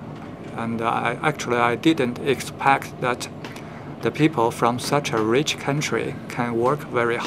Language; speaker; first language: English; non-native, fluent; Chinese